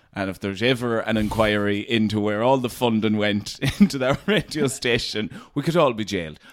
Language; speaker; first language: English; native; English